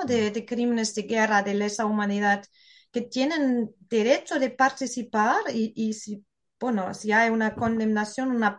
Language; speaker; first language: Spanish; non-native, fluent; German